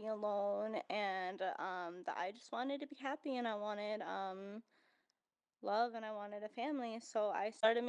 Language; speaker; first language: English; native; English